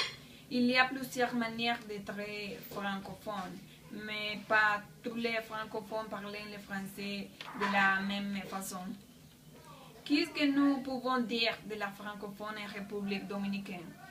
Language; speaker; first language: French; non-native, learner; Spanish